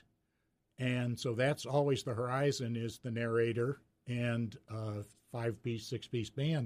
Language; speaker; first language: English; native; English